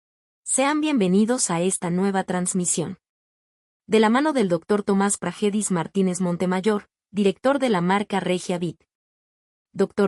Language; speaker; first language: Spanish; native; Spanish